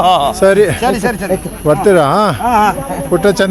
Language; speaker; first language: Kannada; non-native, local second language; Tibetan